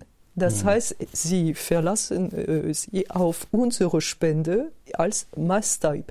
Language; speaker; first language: German; non-native, fluent; French